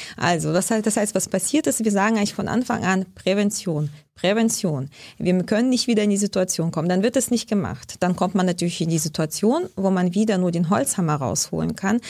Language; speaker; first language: German; early bilingual, other home language; Russian